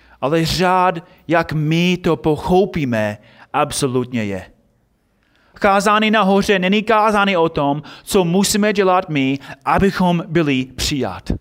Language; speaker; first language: Czech; non-native, fluent; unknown